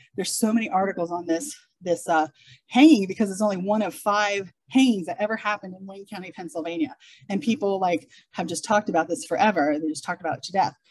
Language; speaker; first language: English; native; English